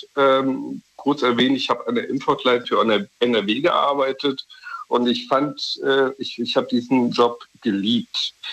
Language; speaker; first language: German; native; German